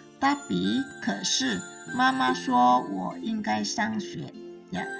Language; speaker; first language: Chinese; non-native, fluent; Indonesian